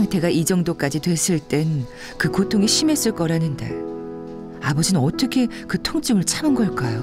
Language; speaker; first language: Korean; native; Korean